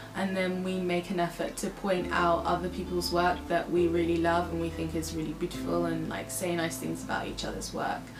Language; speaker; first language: English; native; English